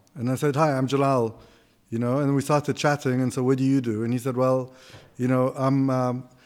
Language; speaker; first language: English; non-native, fluent; Arabic